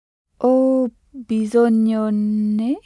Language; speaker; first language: Italian; non-native, learner; French